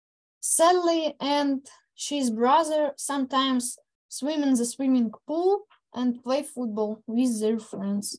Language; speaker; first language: English; non-native, learner; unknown